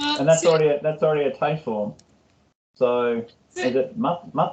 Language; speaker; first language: English; non-native, learner; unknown